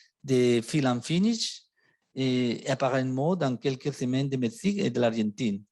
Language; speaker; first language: French; non-native, fluent; Spanish